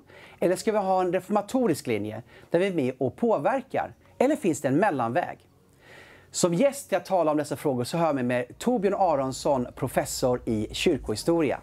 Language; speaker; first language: Swedish; native; Swedish